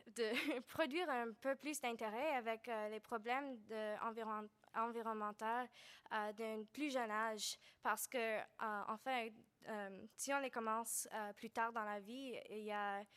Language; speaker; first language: French; non-native, learner; English